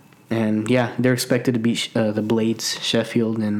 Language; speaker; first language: English; early bilingual, other home language; Spanish